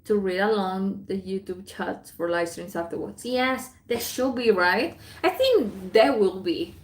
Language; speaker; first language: English; non-native, fluent; Spanish